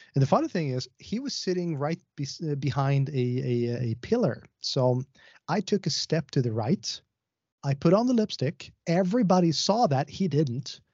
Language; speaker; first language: English; non-native, fluent; Swedish